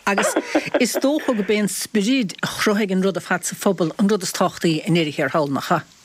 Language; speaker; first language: Irish; native; Irish